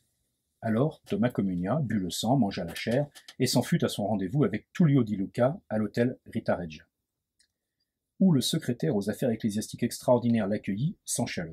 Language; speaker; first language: French; native; French